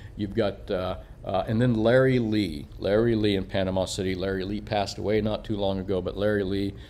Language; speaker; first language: English; native; English